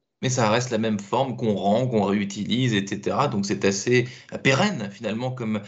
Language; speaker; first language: French; native; French